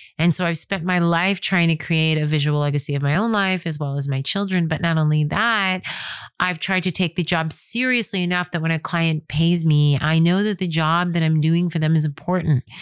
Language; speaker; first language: English; native; English